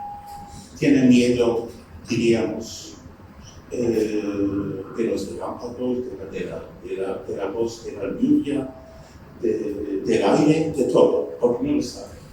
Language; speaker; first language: Spanish; non-native, fluent; Turkish